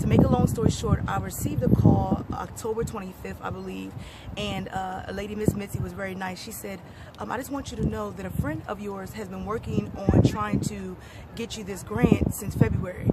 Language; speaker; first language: English; native; English